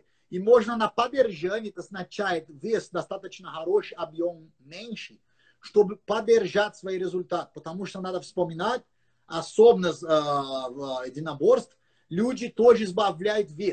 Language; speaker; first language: Russian; non-native, learner; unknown